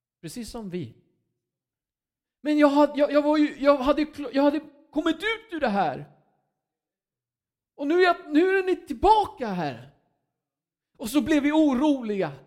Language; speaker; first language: Swedish; non-native, fluent; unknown